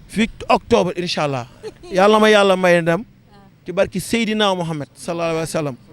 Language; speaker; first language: Wolof; non-native, local second language; Serer